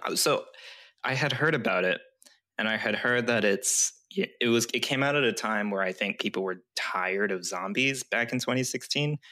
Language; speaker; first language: English; early bilingual, other home language; Chinese